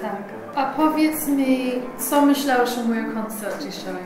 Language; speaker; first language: Polish; early bilingual, heritage; English